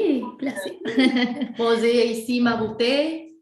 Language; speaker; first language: French; non-native, fluent; Spanish